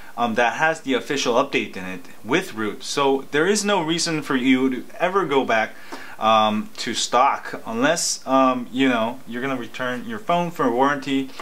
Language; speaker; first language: English; native; English